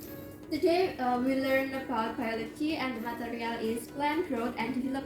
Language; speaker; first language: English; non-native, learner; Indonesian